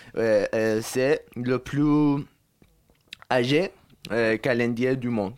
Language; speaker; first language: French; non-native, learner; Persian